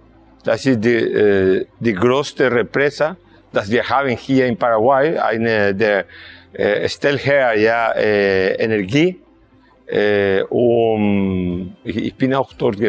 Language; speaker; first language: German; non-native, fluent; Spanish